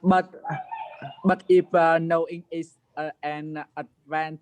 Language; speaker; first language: English; non-native, learner; Vietnamese